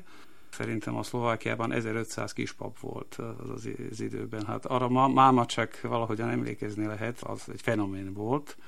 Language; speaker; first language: Hungarian; non-native, local second language; Slovak